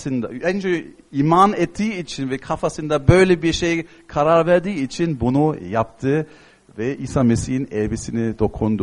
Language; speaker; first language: Turkish; non-native, fluent; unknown